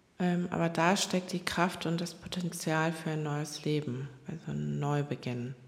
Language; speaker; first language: German; non-native, fluent; Korean